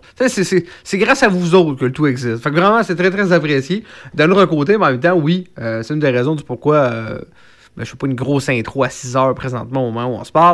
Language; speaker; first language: French; native; French